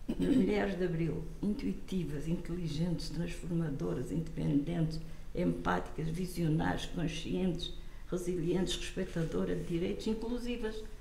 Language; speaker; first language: Portuguese; non-native, local second language; Kabuverdianu